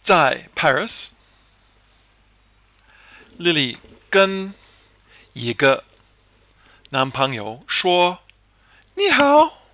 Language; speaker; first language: Chinese; non-native, fluent; English